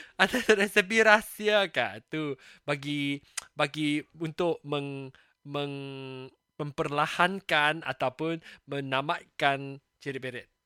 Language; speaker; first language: Malay; non-native, local second language; Chinese